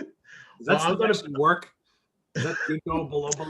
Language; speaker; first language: English; native; English